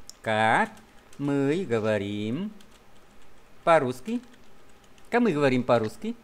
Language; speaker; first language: Russian; non-native, fluent; Vietnamese